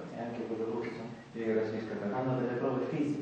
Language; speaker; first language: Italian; non-native, learner; Russian